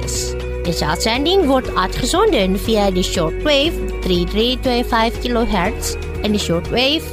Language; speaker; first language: Dutch; non-native, fluent; Indonesian